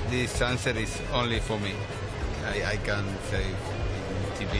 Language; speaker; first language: English; non-native, learner; Spanish